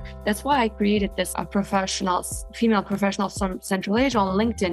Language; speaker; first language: English; non-native, fluent; Kyrgyz